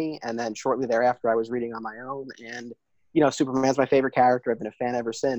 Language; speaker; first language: English; native; English